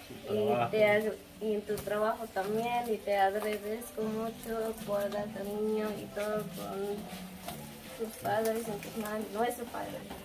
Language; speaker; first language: Spanish; non-native, learner; English